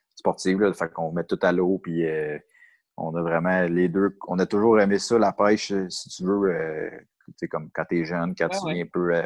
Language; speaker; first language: French; native; French